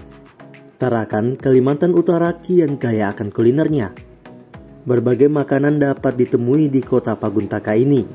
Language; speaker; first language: Indonesian; native; Indonesian